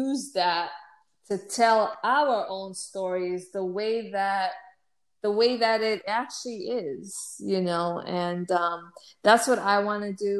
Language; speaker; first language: English; native; English